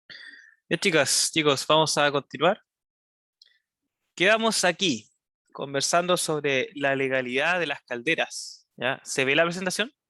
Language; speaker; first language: Spanish; native; Spanish